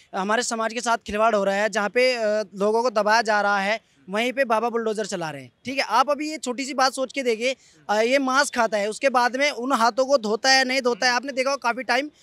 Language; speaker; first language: Hindi; native; Hindi